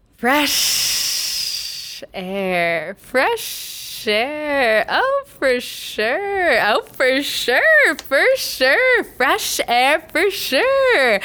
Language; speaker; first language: English; native; English